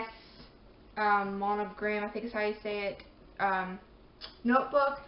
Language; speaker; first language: English; native; English